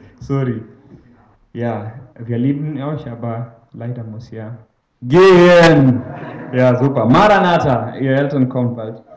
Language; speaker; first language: German; non-native, fluent; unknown